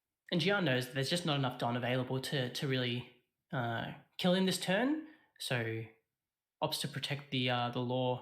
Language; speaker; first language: English; native; English